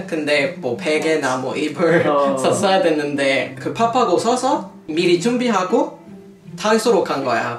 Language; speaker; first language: Korean; non-native, fluent; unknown